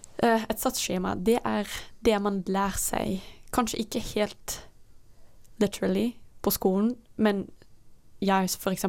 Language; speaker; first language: Norwegian; non-native, fluent; Dutch